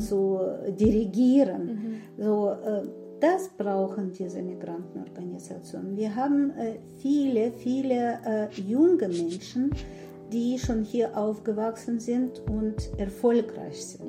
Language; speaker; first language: German; non-native, fluent; Russian